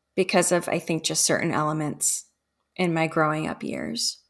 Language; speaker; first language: English; early bilingual, other home language; Spanish